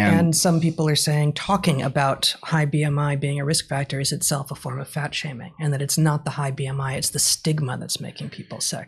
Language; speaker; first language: English; native; English